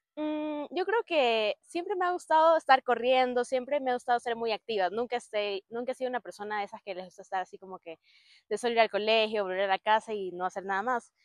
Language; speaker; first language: Spanish; native; Spanish